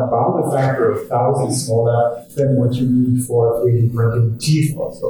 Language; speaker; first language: English; non-native, fluent; German